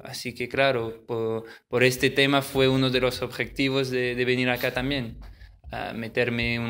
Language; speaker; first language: Spanish; early bilingual, heritage; French